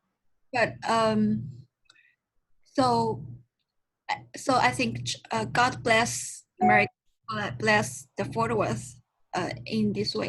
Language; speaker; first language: English; non-native, learner; Chinese